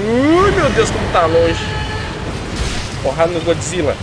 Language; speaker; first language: Portuguese; native; Portuguese